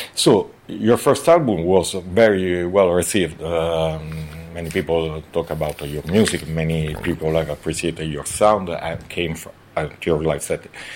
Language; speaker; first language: English; non-native, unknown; Italian